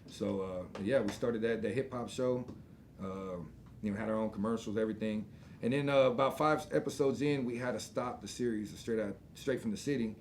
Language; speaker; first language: English; native; English